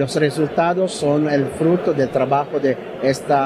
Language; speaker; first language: Spanish; non-native, learner; Italian